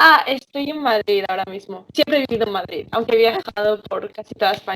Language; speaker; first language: Spanish; early bilingual, other home language; Romanian